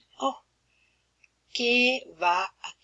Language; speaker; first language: Spanish; non-native, fluent; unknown